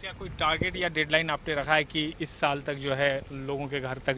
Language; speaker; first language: Hindi; native; Hindi